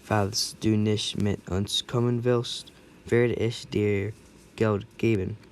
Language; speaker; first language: German; non-native, learner; English